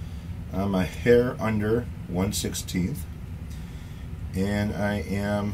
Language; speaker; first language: English; native; English